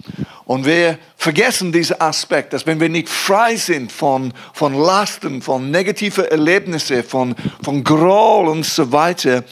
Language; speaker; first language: German; non-native, fluent; English